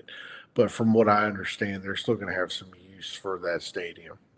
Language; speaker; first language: English; native; English